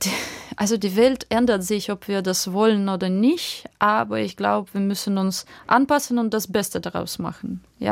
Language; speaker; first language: German; non-native, fluent; Russian